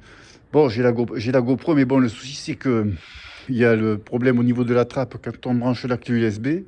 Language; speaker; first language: French; native; French